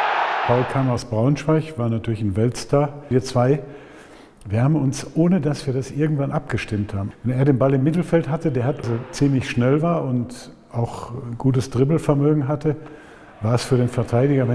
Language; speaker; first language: German; native; German